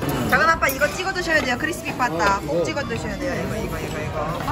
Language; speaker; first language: Korean; early bilingual, heritage; Korean